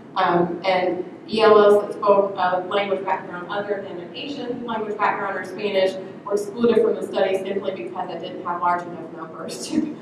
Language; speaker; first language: English; native; English